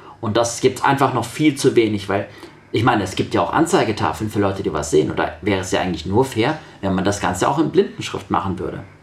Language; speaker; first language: German; early bilingual, other home language; Russian